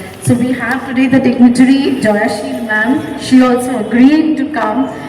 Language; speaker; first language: English; non-native, local second language; Bangla